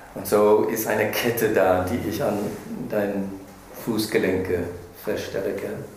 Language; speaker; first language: German; non-native, fluent; English